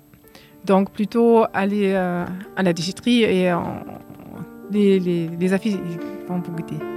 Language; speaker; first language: French; non-native, fluent; German